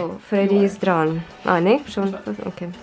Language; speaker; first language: German; non-native, fluent; Russian